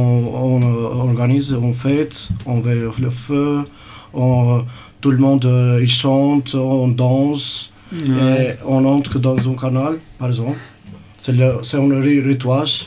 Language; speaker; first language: French; non-native, learner; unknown